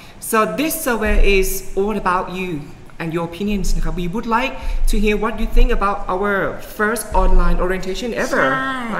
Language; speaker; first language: English; non-native, fluent; Thai